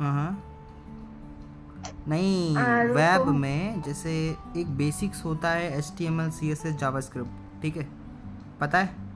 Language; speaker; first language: Hindi; native; Hindi